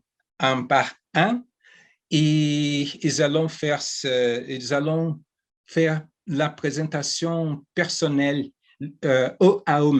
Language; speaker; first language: French; non-native, fluent; Portuguese